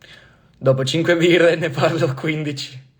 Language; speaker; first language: Italian; non-native, fluent; English